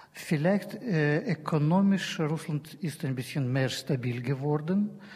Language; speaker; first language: German; non-native, learner; Russian